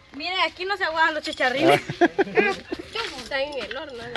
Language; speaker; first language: Spanish; native; Spanish